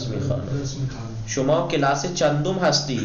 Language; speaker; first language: Persian; non-native, fluent; Urdu